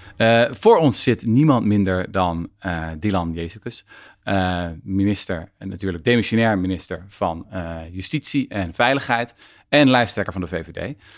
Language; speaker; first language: Dutch; native; Dutch